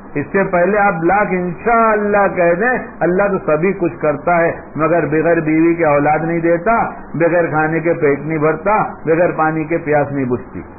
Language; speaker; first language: Urdu; native; Urdu